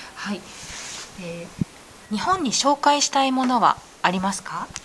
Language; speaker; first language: Japanese; native; Japanese